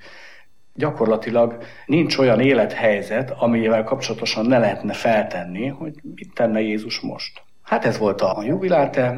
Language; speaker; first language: Hungarian; native; Hungarian